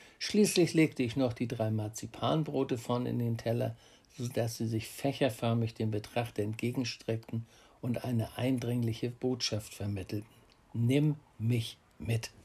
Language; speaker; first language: German; native; German